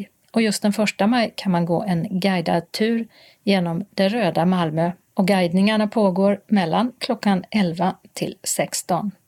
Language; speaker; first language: Swedish; native; Swedish